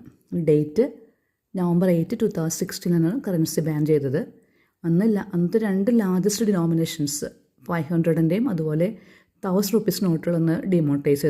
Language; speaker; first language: Malayalam; native; Malayalam